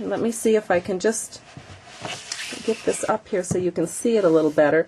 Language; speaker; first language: English; native; English